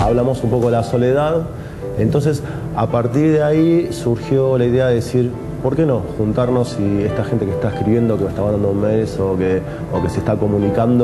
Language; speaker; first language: Spanish; native; Spanish